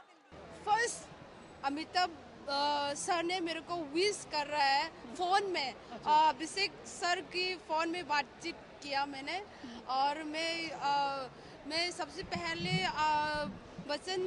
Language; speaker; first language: Hindi; non-native, local second language; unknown